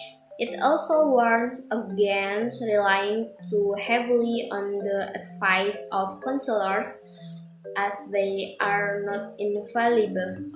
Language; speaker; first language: English; non-native, fluent; Indonesian